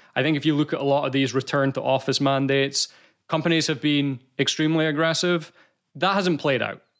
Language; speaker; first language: English; native; English